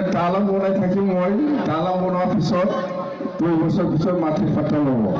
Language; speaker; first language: Assamese; non-native, local second language; Bangla